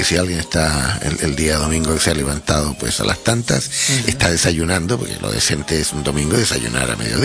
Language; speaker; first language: Spanish; native; Spanish